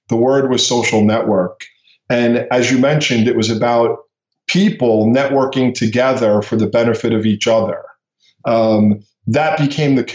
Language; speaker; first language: English; native; English